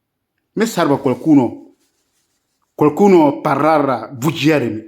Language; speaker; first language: Italian; non-native, learner; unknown